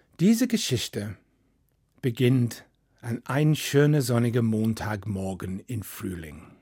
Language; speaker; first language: German; non-native, fluent; English